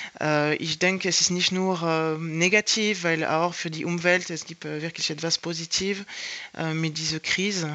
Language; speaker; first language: German; non-native, fluent; French